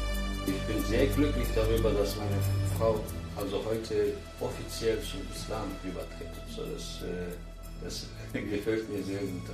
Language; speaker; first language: German; early bilingual, other home language; Turkish